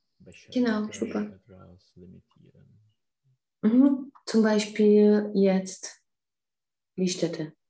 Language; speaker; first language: German; non-native, fluent; Czech